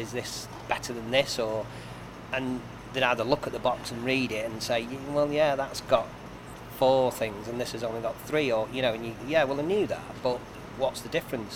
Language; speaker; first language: English; native; English